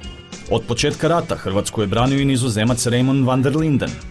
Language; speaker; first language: Croatian; native; Croatian